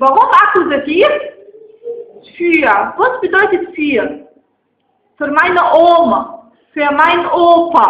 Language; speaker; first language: German; non-native, fluent; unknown